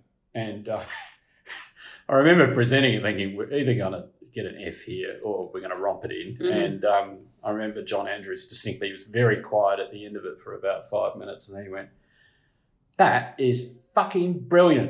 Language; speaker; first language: English; native; English